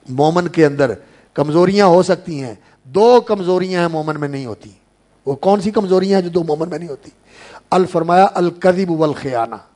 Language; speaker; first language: Urdu; non-native, local second language; Punjabi